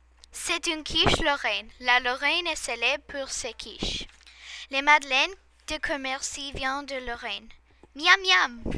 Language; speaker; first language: French; non-native, learner; English